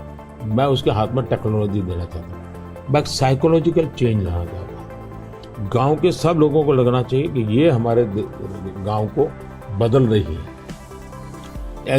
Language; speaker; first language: Hindi; native; Hindi